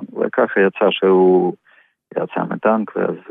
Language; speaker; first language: Hebrew; non-native, fluent; Russian